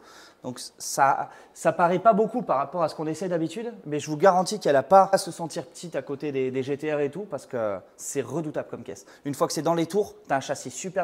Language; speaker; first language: French; native; French